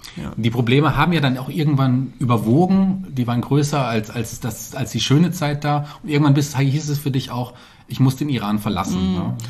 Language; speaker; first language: German; native; German